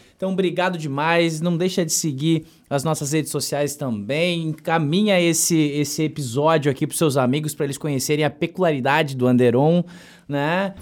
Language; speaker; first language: Portuguese; native; Portuguese